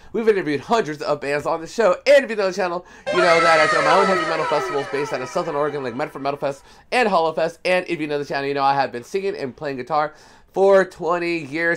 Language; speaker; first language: English; early bilingual, other home language; Spanish